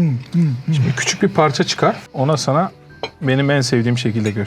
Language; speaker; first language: Turkish; native; Turkish